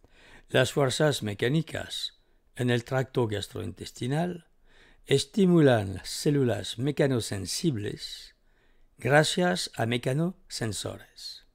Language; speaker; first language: Spanish; native; Spanish